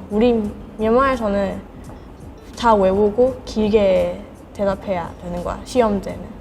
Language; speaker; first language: Korean; non-native, fluent; Burmese